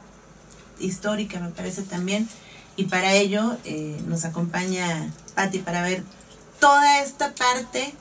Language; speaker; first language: Spanish; native; Spanish